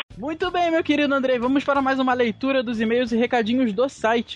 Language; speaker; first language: Portuguese; native; Portuguese